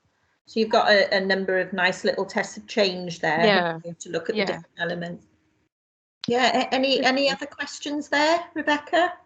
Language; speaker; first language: English; native; English